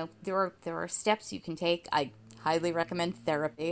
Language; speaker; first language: English; native; English